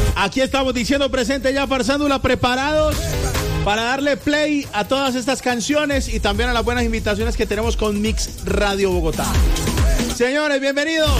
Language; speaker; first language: Spanish; native; Spanish